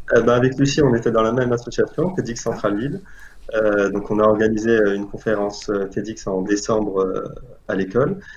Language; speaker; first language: French; non-native, local second language; Arabic